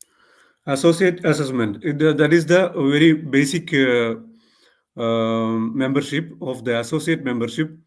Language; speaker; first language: English; non-native, local second language; Malayalam